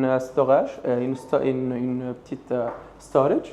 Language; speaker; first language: French; non-native, learner; Arabic